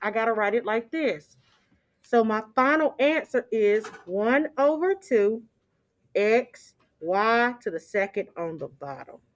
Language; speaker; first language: English; native; English